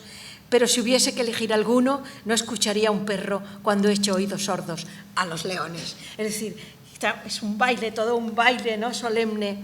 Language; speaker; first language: Spanish; native; Spanish